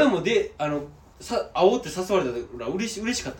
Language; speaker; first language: Japanese; native; Japanese